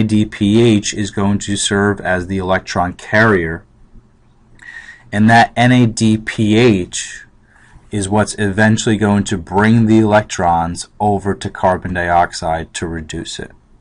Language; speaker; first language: English; native; English